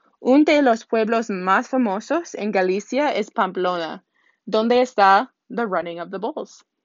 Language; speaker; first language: Spanish; non-native, learner; English